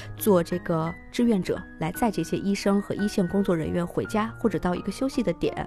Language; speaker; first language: Chinese; native; Chinese